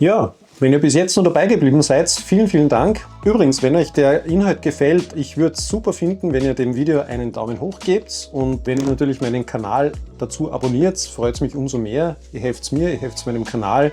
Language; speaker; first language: German; native; German